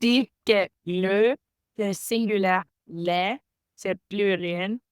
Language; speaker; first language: French; non-native, learner; Spanish